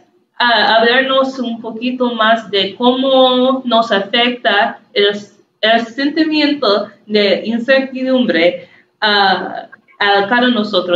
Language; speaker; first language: Spanish; non-native, learner; English